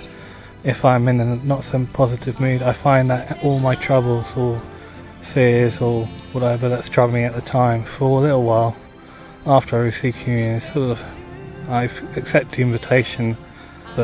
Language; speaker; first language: English; native; English